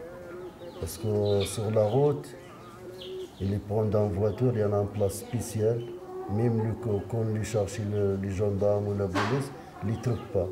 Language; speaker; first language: French; non-native, learner; Riffian